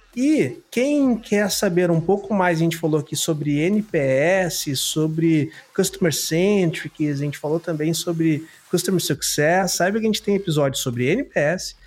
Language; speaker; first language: Portuguese; native; Portuguese